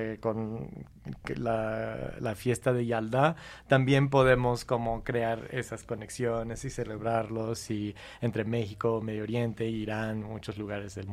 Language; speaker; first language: Spanish; non-native, fluent; English